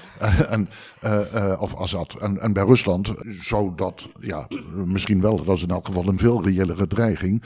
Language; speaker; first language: Dutch; native; Dutch